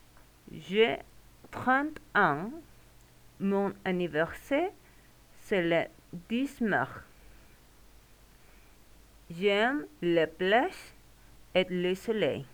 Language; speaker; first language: French; non-native, learner; Spanish